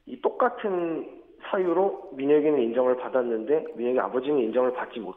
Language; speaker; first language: Korean; native; Korean